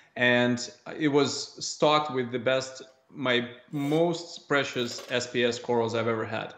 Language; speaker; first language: English; non-native, fluent; Russian